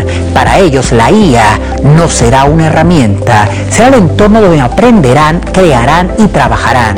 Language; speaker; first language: Spanish; native; Spanish